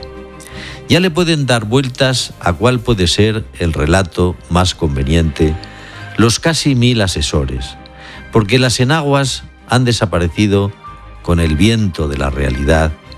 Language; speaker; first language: Spanish; native; Spanish